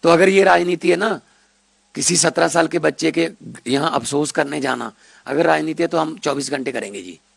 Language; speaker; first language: Hindi; non-native, local second language; Punjabi